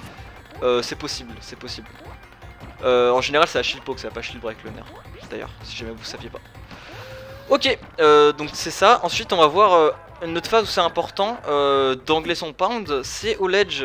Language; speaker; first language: French; native; French